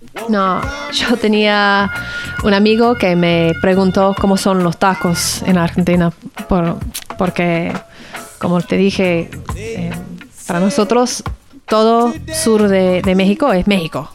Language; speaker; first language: Spanish; non-native, learner; English